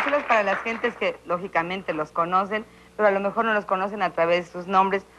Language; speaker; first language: Spanish; native; Spanish